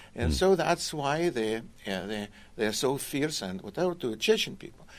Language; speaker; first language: English; non-native, fluent; Russian